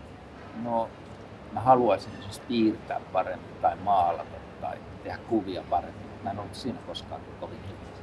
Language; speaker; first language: Finnish; native; Finnish